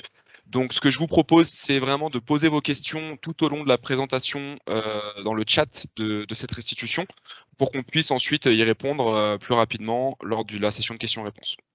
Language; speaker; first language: French; native; French